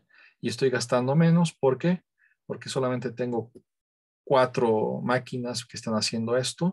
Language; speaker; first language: Spanish; native; Spanish